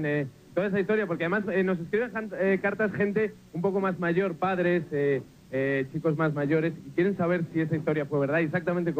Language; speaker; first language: Spanish; native; Spanish